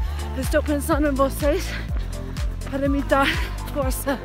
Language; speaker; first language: Portuguese; non-native, fluent; English